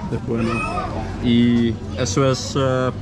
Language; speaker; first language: Spanish; non-native, learner; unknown